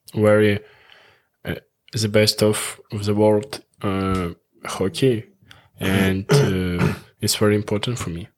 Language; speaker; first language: English; non-native, learner; Russian